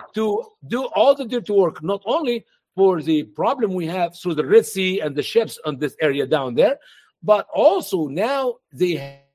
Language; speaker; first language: English; non-native, fluent; Arabic